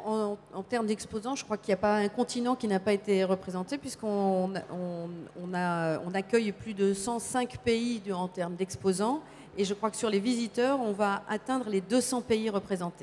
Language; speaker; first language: French; native; French